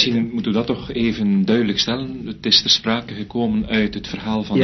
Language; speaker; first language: Dutch; native; Dutch